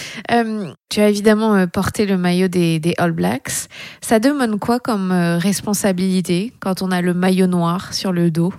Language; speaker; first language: French; native; French